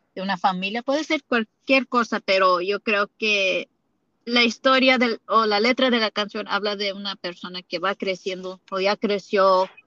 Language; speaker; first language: Spanish; early bilingual, heritage; Spanish